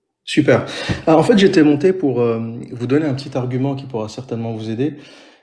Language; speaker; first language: French; native; French